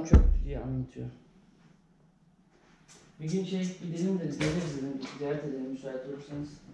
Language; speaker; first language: Turkish; native; Turkish